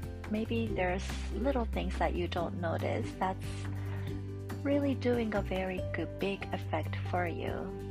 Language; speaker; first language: English; non-native, fluent; Japanese